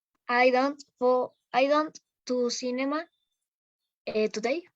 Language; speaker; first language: English; non-native, learner; Spanish